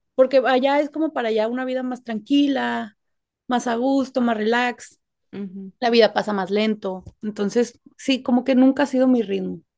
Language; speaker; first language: Spanish; native; Spanish